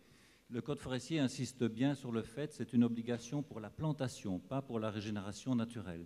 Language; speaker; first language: French; native; French